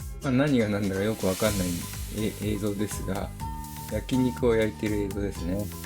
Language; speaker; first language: Japanese; native; Japanese